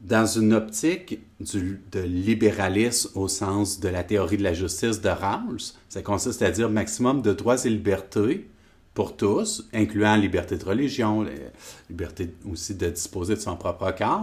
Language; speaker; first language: French; native; French